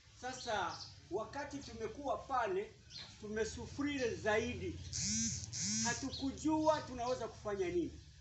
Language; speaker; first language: Swahili; non-native, local second language; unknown